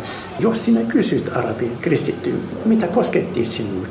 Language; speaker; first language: Finnish; non-native, learner; Arabic